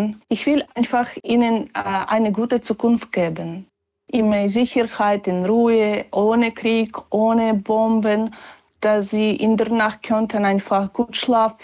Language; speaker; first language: German; non-native, learner; Ukrainian